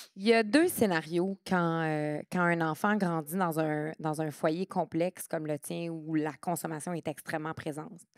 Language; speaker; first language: French; native; French